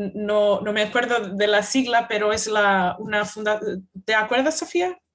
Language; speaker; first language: Spanish; non-native, fluent; Portuguese